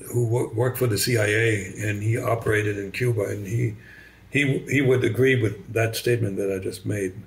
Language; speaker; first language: English; non-native, fluent; German